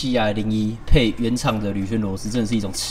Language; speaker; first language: Chinese; native; Chinese